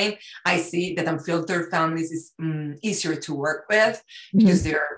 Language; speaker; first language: English; non-native, fluent; Spanish